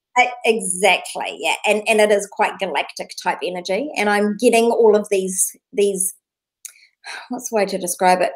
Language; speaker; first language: English; native; English